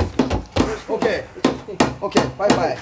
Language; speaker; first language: Korean; native; Korean